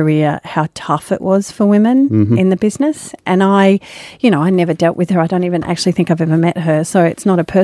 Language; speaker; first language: English; native; English